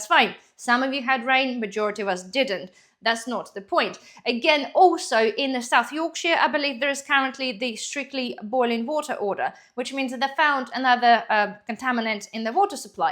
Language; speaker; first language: English; non-native, fluent; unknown